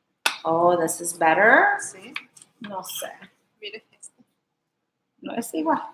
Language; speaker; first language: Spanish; non-native, learner; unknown